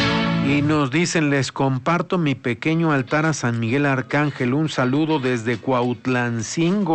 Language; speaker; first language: Spanish; native; Spanish